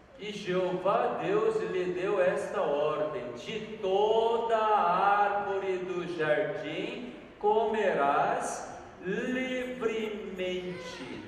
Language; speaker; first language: Portuguese; non-native, fluent; Korean